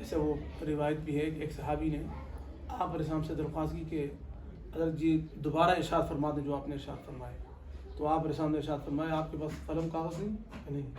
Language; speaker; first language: Urdu; non-native, local second language; Pashto